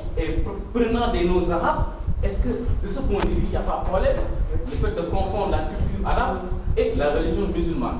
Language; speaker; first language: French; non-native, local second language; Wolof